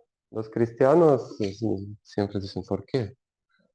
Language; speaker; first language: Spanish; non-native, learner; Russian